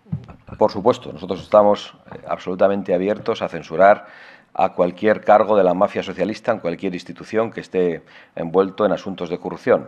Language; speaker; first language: Spanish; native; Spanish